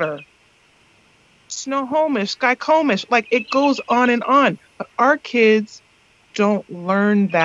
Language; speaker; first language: English; native; English